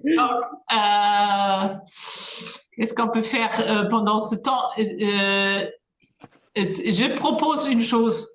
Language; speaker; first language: French; non-native, fluent; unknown